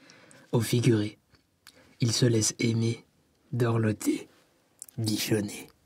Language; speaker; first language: French; native; French